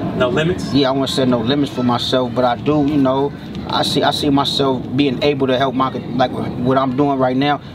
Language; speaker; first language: English; native; English